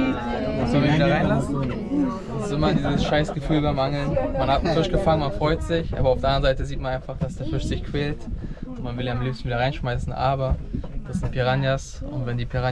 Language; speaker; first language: German; native; German